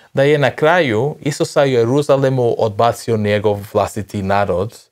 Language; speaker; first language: Croatian; non-native, fluent; Portuguese